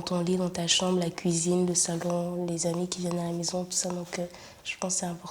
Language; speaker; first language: French; non-native, local second language; Sango